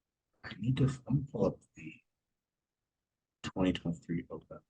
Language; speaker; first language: English; native; English